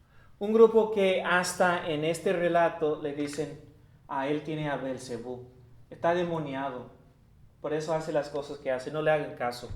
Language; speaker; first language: Spanish; non-native, fluent; English